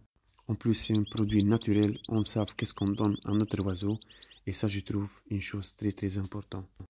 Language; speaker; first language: French; non-native, fluent; Italian